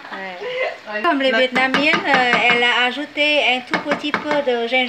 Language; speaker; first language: French; non-native, fluent; Vietnamese